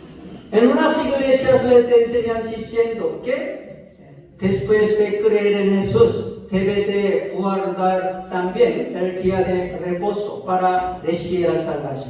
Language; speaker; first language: Spanish; non-native, fluent; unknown